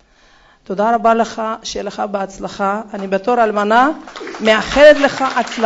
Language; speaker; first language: Hebrew; non-native, fluent; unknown